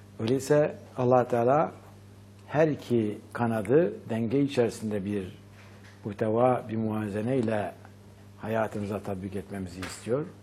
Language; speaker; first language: Turkish; native; Turkish